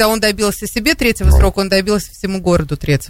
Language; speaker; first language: Russian; native; Russian